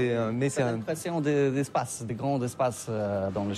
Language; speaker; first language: French; non-native, learner; Polish